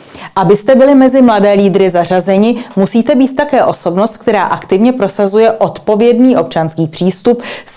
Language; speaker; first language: Czech; native; Czech